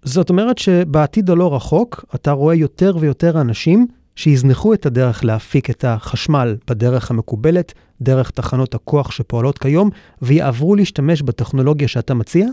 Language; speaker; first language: Hebrew; native; Hebrew